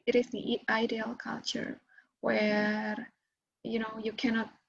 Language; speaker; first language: English; non-native, fluent; Indonesian